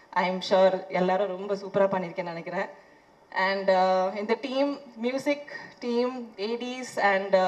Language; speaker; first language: Tamil; non-native, fluent; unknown